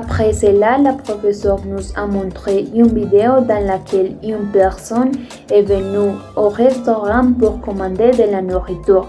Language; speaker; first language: French; non-native, fluent; Spanish